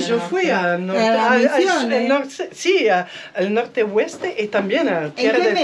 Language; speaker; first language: Spanish; non-native, fluent; French